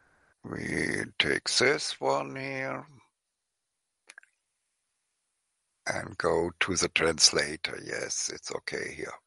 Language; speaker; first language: English; non-native, fluent; German